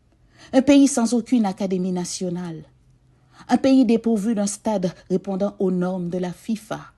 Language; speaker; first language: French; non-native, local second language; Haitian Creole